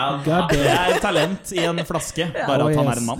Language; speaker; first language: Norwegian; native; Norwegian